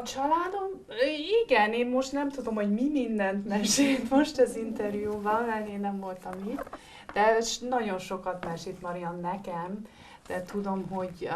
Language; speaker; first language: Hungarian; early bilingual, heritage; Hungarian